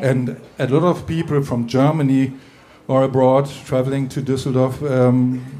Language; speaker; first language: English; non-native, fluent; German